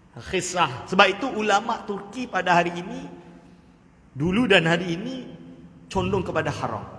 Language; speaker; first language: Malay; native; Malay